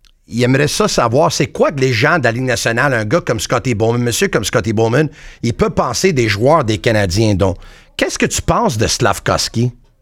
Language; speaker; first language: French; native; French